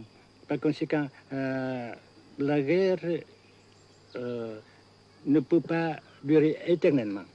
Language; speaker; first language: French; non-native, local second language; Vietnamese